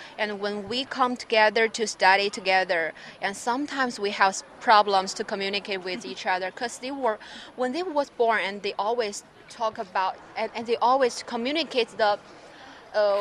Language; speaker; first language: English; non-native, learner; Chinese